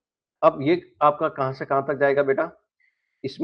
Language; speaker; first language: Hindi; native; Hindi